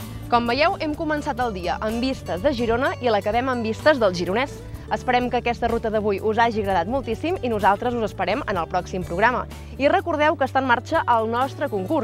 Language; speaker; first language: Catalan; native; Catalan